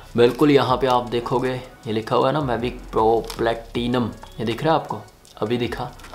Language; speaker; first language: Hindi; native; Hindi